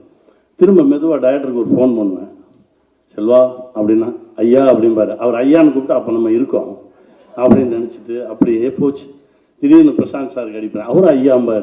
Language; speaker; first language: Tamil; native; Tamil